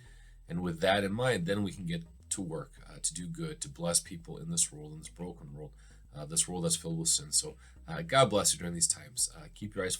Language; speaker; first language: English; native; English